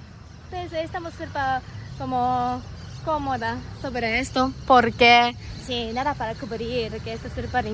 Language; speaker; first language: Spanish; non-native, learner; Japanese